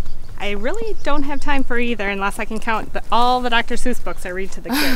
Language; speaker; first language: English; native; English